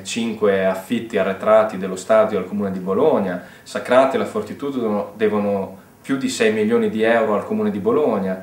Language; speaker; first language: Italian; native; Italian